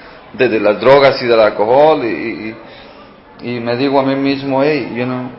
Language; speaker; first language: Spanish; early bilingual, heritage; Spanish